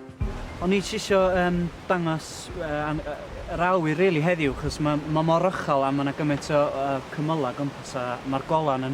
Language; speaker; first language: Welsh; native; Welsh